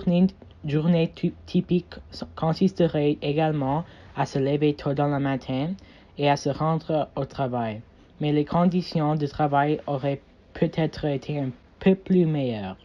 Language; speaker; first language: French; non-native, learner; English